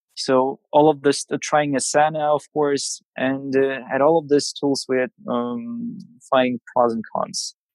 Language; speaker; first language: English; non-native, fluent; Russian